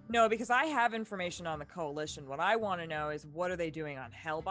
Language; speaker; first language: English; native; English